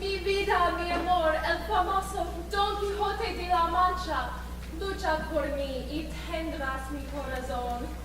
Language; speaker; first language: Spanish; non-native, learner; English